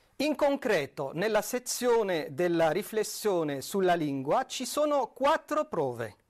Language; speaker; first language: Italian; non-native, fluent; Arabic